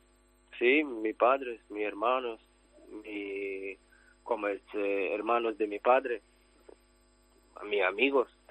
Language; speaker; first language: Spanish; non-native, learner; Ukrainian